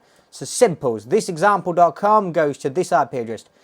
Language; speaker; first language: English; native; English